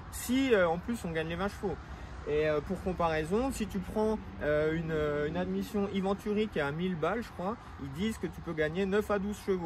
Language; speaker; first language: French; native; French